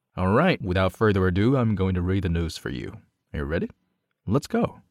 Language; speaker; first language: English; non-native, fluent; Chinese